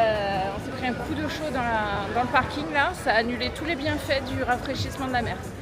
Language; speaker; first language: French; native; French